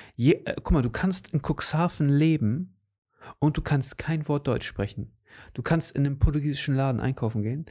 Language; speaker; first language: German; native; German